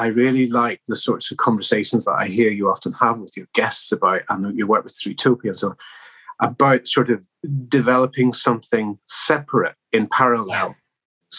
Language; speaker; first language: English; native; English